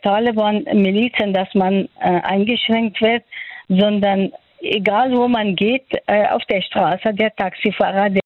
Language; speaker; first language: German; non-native, fluent; Persian